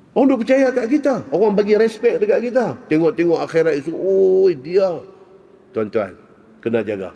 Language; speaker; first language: Malay; native; Malay